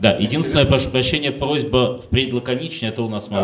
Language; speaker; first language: Russian; native; Russian